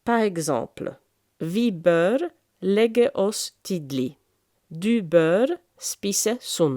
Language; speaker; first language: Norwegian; non-native, fluent; French